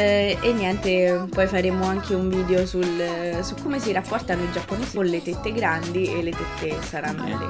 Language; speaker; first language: Italian; native; Italian